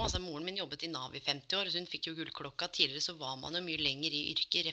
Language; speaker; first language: Norwegian; native; Norwegian